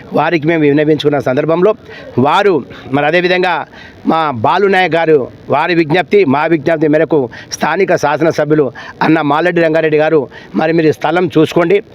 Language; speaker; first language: Telugu; non-native, local second language; Lambadi